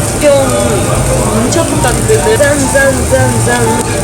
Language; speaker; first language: Korean; non-native, learner; Japanese